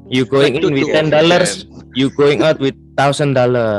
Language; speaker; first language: English; non-native, learner; Indonesian